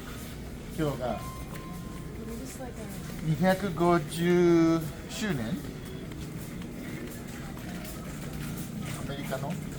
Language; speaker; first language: Japanese; non-native, fluent; English